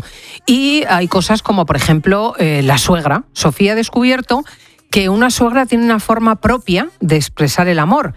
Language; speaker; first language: Spanish; native; Spanish